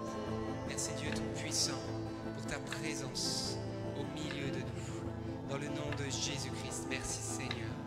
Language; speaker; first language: French; early bilingual, other home language; Arabic